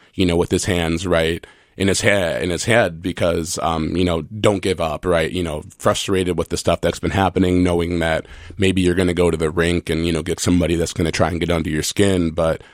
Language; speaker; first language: English; native; English